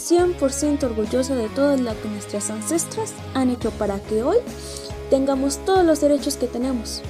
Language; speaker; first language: Spanish; native; Spanish